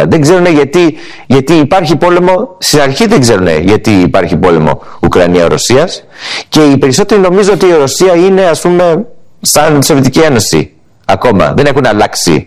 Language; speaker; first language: Greek; early bilingual, heritage; English